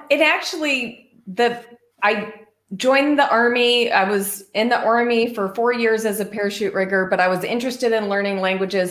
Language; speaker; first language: English; native; English